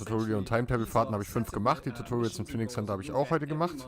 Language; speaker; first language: German; native; German